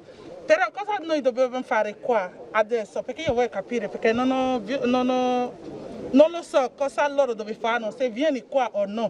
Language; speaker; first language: Italian; non-native, learner; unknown